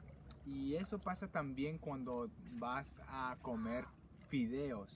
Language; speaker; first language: Spanish; non-native, fluent; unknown